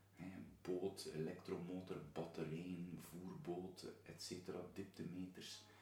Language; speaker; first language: Dutch; native; Dutch